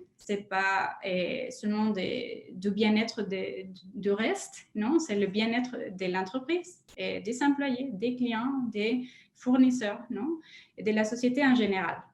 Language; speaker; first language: French; non-native, fluent; Spanish